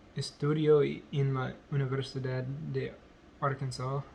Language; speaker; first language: Spanish; non-native, learner; English